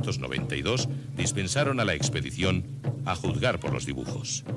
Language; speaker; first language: Spanish; native; Spanish